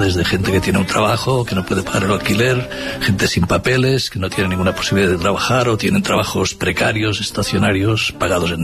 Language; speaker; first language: Spanish; native; Spanish